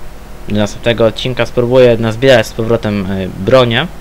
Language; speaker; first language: Polish; native; Polish